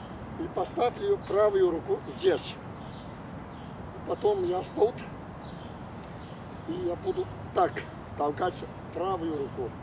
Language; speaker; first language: Russian; non-native, learner; Chinese